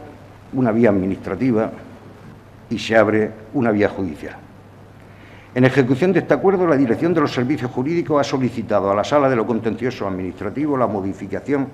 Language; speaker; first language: Spanish; native; Spanish